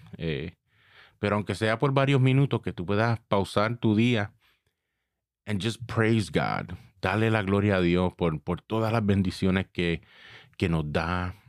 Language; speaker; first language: Spanish; early bilingual, heritage; Spanish